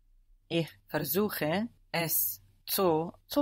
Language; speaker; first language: German; non-native, learner; English